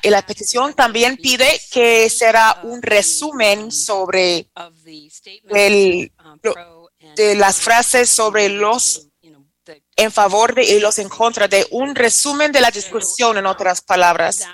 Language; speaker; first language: Spanish; non-native, fluent; English